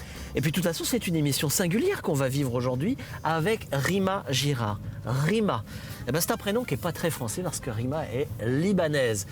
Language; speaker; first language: French; native; French